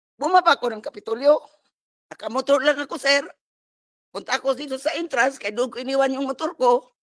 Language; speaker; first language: Filipino; non-native, local second language; Cebuano